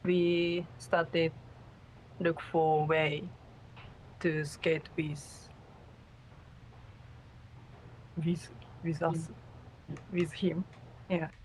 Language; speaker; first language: English; non-native, learner; Japanese